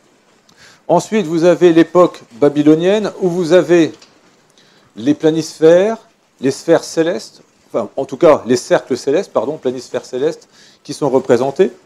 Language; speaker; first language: French; native; French